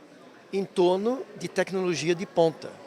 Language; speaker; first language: Portuguese; non-native, fluent; German